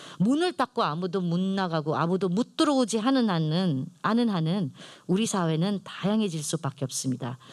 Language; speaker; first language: Korean; non-native, fluent; Filipino